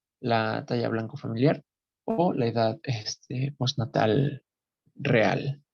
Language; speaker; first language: Spanish; native; Spanish